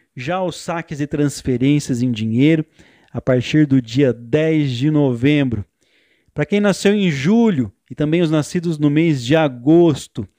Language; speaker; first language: Portuguese; native; Portuguese